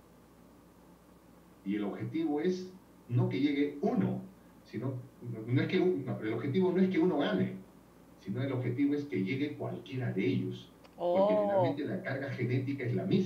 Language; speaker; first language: Spanish; native; Spanish